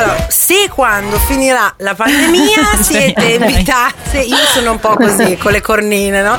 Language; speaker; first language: Italian; native; Italian